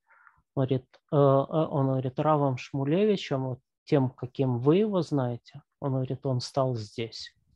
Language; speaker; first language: Russian; native; Russian